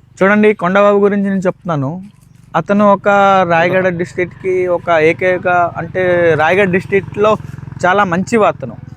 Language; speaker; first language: Telugu; non-native, local second language; Odia